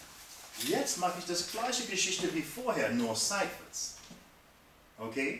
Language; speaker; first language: German; non-native, fluent; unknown